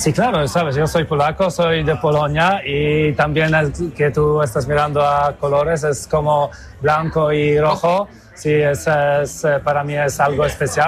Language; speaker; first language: Spanish; non-native, learner; Polish